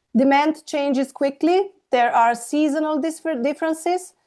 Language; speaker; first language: English; non-native, fluent; Slovenian